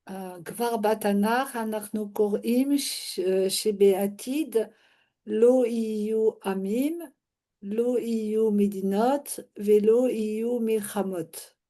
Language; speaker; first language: Hebrew; non-native, learner; French